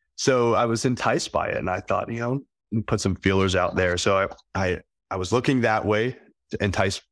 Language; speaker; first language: English; native; English